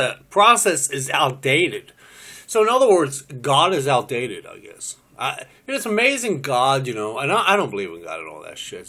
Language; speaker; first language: English; native; English